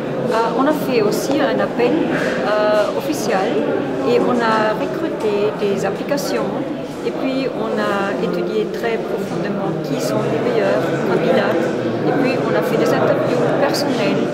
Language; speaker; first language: French; non-native, fluent; Spanish